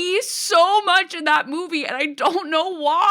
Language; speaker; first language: English; native; English